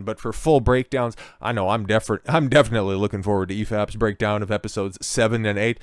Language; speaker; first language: English; native; English